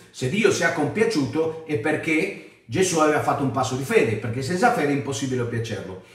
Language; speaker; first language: Italian; non-native, fluent; Spanish